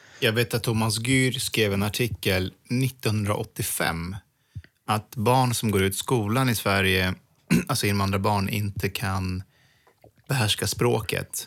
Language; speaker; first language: Swedish; early bilingual, other home language; Persian